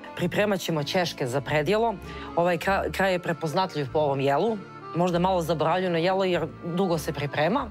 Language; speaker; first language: Serbian; native; Serbian